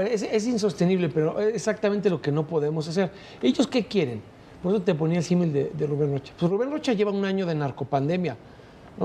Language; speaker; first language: Spanish; native; Spanish